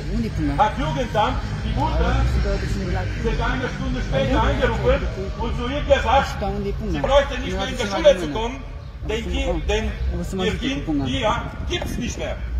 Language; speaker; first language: German; non-native, fluent; Romanian